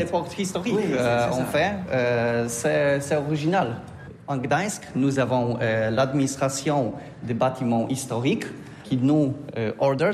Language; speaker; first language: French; non-native, learner; Polish